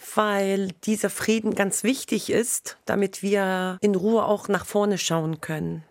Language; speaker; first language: German; non-native, fluent; Persian